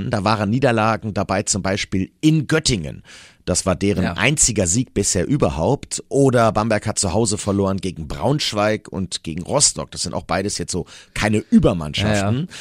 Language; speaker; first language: German; native; German